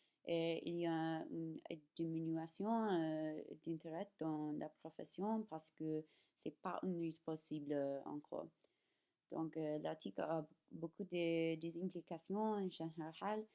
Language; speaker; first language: French; non-native, learner; English